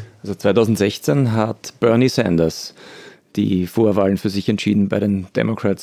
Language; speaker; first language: German; native; German